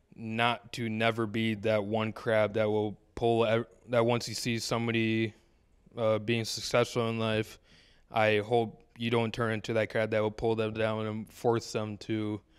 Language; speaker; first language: English; native; English